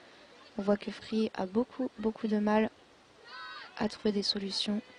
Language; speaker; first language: French; native; French